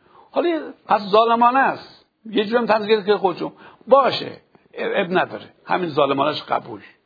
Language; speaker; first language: Persian; native; Persian